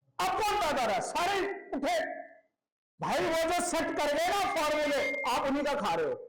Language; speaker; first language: Hindi; non-native, local second language; Punjabi